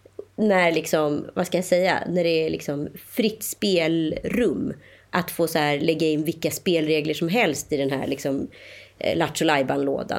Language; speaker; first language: Swedish; native; Swedish